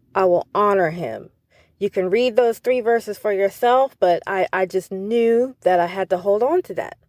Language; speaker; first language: English; native; English